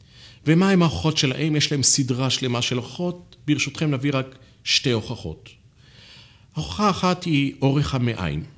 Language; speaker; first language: Hebrew; native; Hebrew